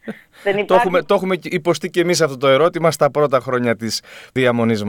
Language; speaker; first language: Greek; native; Greek